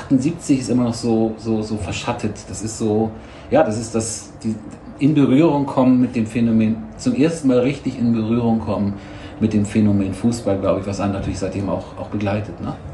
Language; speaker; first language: German; native; German